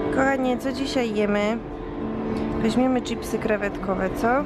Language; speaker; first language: Polish; native; Polish